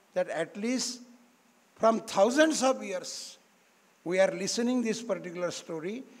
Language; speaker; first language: English; non-native, local second language; Marathi